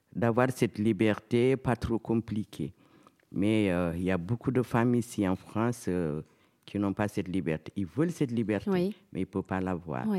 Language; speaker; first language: French; non-native, local second language; Fula